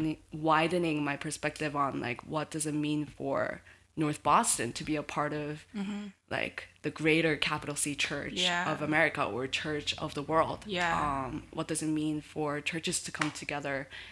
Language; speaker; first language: English; early bilingual, other home language; Korean